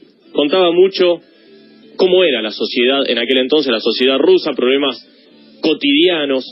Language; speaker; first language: Spanish; native; Spanish